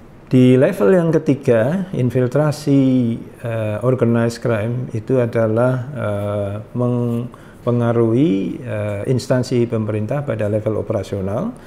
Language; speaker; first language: Indonesian; native; Indonesian